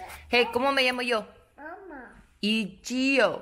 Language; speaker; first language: Spanish; early bilingual, heritage; English